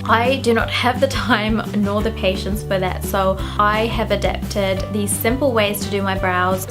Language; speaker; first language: English; non-native, local second language; Sinhala